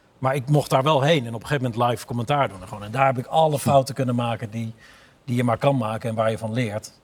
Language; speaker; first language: Dutch; native; Dutch